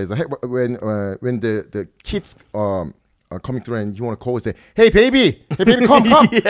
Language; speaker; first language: English; early bilingual, other home language; Korean